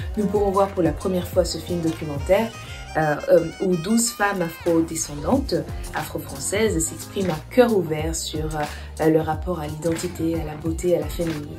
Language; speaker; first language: French; non-native, fluent; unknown